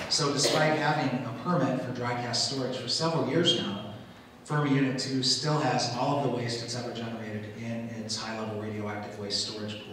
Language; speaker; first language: English; native; English